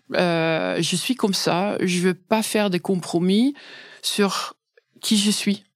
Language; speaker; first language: French; non-native, fluent; Dutch